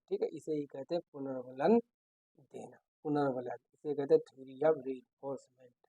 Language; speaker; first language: Hindi; native; Hindi